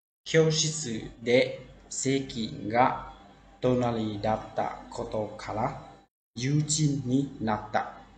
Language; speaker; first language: Japanese; non-native, fluent; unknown